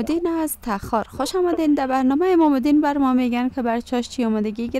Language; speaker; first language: Persian; native; Persian